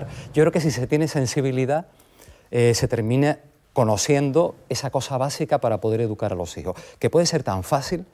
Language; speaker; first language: Spanish; native; Spanish